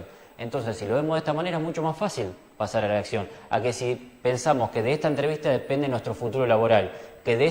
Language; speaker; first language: Spanish; native; Spanish